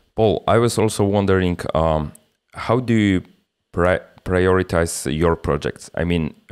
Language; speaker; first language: English; non-native, fluent; Polish